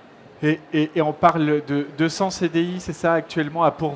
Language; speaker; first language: French; native; French